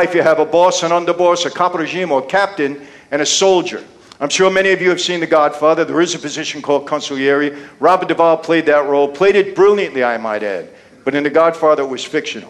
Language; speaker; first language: English; native; English